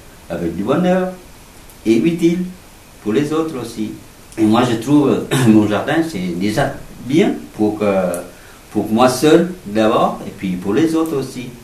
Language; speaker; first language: French; non-native, learner; Vietnamese